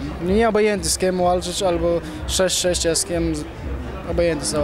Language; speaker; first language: Polish; non-native, fluent; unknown